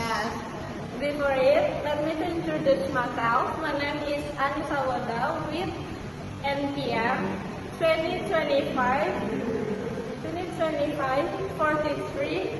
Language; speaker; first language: English; non-native, learner; Indonesian